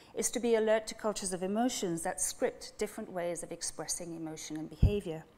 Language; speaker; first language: English; non-native, fluent; French